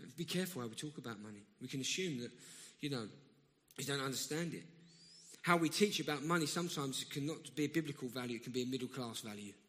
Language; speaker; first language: English; native; English